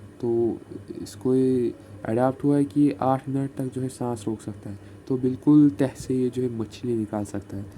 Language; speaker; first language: Urdu; non-native, local second language; Kashmiri